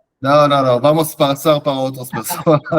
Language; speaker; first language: Portuguese; non-native, fluent; Hebrew